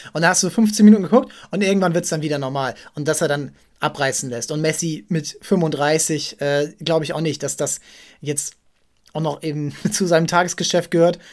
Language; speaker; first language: German; native; German